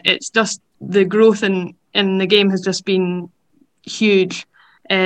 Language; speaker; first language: English; native; English